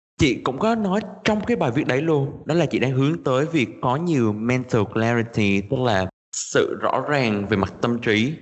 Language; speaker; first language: Vietnamese; native; Vietnamese